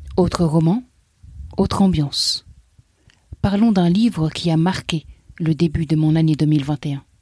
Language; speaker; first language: French; native; French